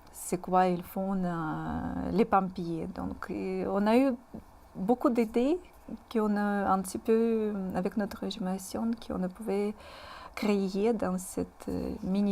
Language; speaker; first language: French; non-native, fluent; Russian